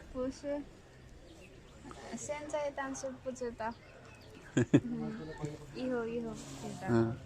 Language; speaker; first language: Chinese; non-native, learner; Nepali